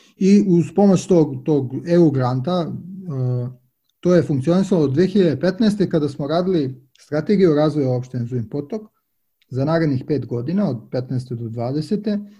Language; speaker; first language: Serbian; native; Serbian